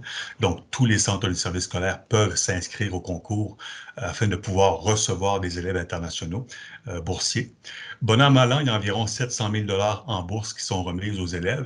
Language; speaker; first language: French; native; French